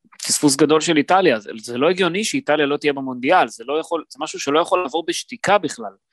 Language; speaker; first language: Hebrew; native; Hebrew